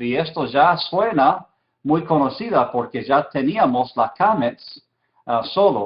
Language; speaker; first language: Spanish; non-native, fluent; English